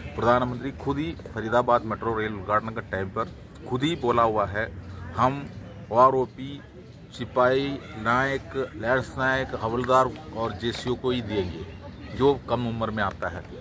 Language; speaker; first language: Hindi; non-native, local second language; Malayalam